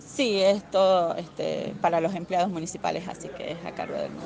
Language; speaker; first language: Spanish; native; Spanish